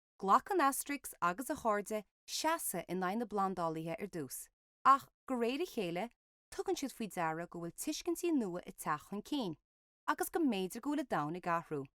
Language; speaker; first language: Irish; native; Irish